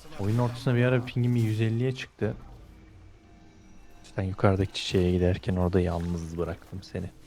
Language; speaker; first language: Turkish; native; Turkish